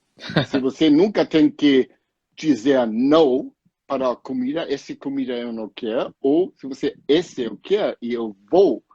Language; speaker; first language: Portuguese; non-native, fluent; German